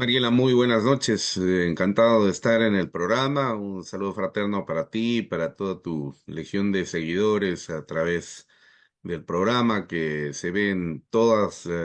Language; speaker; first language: Spanish; native; Spanish